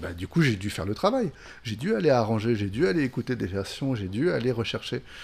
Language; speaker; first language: French; native; French